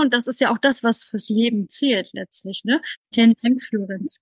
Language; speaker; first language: German; native; German